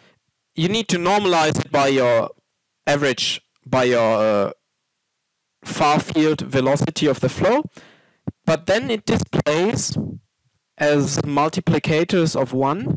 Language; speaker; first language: English; non-native, fluent; German